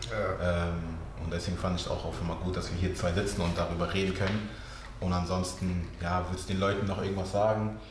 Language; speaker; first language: German; early bilingual, other home language; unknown